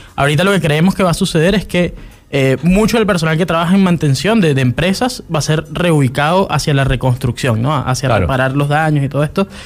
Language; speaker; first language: Spanish; native; Spanish